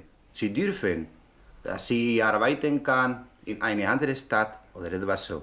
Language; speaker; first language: German; non-native, learner; Spanish